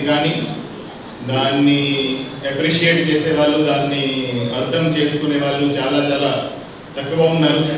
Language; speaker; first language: Telugu; non-native, fluent; Hindi